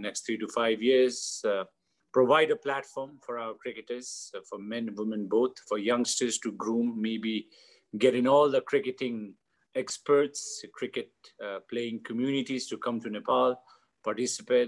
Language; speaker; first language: English; non-native, local second language; Nepali